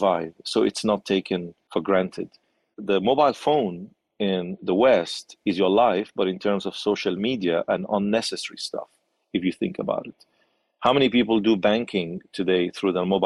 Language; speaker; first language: English; non-native, local second language; Arabic